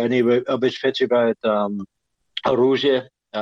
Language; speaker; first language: Russian; non-native, fluent; English